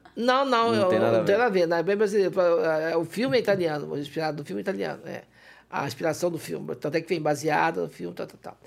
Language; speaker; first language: Portuguese; native; Portuguese